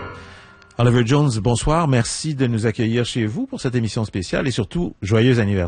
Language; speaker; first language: French; native; French